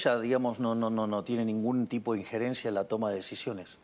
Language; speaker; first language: Spanish; native; Spanish